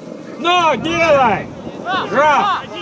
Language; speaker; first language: Russian; native; Russian